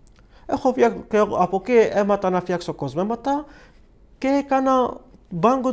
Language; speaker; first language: Greek; non-native, learner; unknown